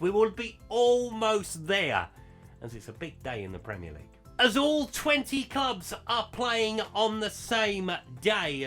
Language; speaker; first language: English; native; English